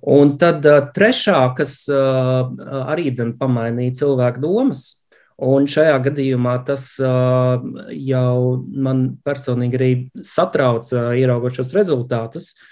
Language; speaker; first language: Latvian; native; Latvian